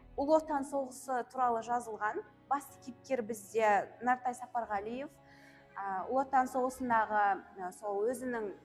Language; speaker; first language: Kazakh; native; Kazakh